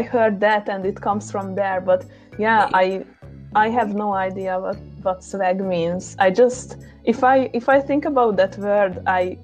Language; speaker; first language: English; non-native, fluent; Hungarian